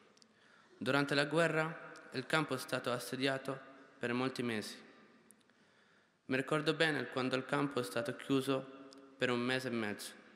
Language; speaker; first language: Italian; non-native, fluent; Arabic